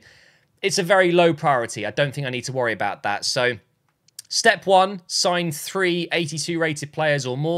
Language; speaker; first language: English; native; English